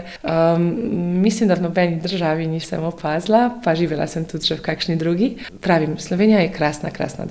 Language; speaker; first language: Slovenian; non-native, fluent; Polish